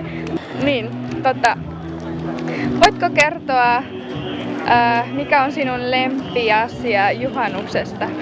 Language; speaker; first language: Finnish; non-native, learner; Spanish